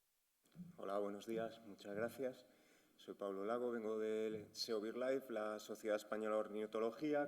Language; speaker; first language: Spanish; native; Spanish